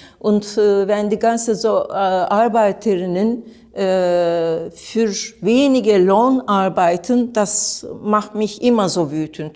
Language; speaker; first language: German; non-native, learner; Turkish